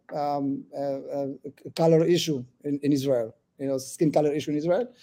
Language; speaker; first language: English; early bilingual, other home language; Amharic